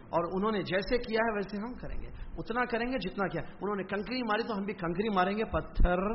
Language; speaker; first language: Urdu; native; Urdu